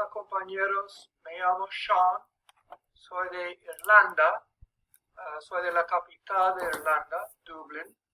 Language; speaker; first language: Spanish; early bilingual, heritage; English